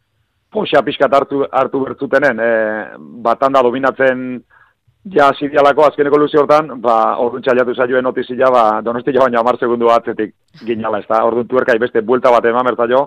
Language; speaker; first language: Basque; native; Basque